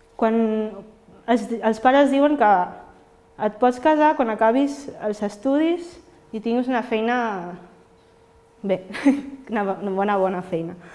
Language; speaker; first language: Catalan; early bilingual, other home language; Filipino